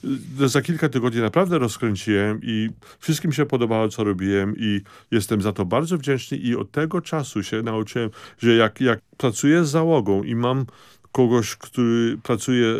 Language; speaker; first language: Polish; early bilingual, heritage; Polish